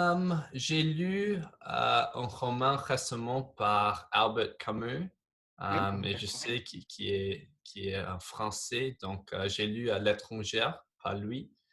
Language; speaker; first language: French; non-native, fluent; English